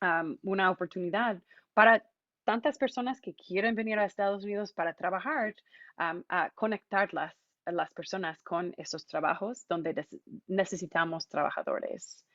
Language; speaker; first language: Spanish; non-native, fluent; English